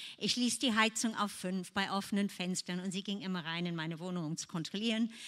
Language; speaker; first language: German; non-native, fluent; English